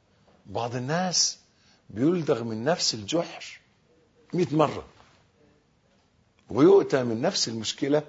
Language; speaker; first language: Arabic; native; Arabic